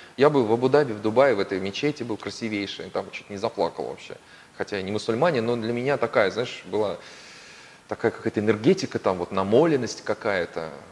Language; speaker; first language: Russian; native; Russian